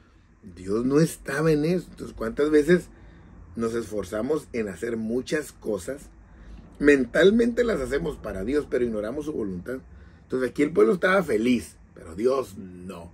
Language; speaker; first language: Spanish; native; Spanish